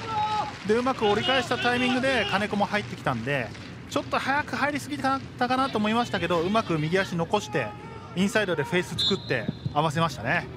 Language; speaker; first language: Japanese; native; Japanese